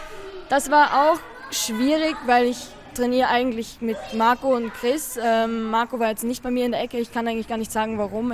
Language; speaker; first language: German; native; German